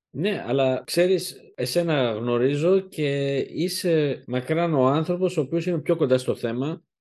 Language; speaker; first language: Greek; native; Greek